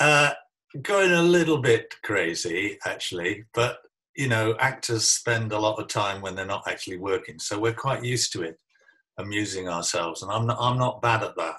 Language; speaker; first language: English; native; English